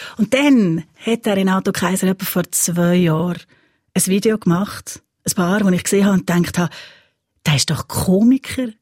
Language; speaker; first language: German; native; German